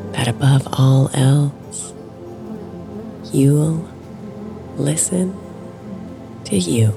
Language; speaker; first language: English; native; English